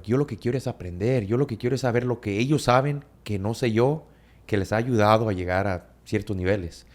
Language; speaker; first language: Spanish; early bilingual, heritage; Spanish